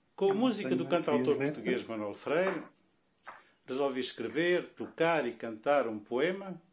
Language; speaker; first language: Portuguese; native; Portuguese